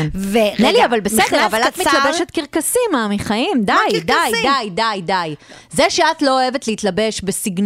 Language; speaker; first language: Hebrew; native; Hebrew